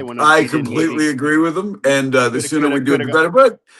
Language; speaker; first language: English; native; English